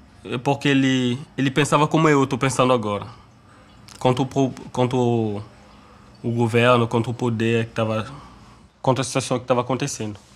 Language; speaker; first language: Portuguese; non-native, fluent; French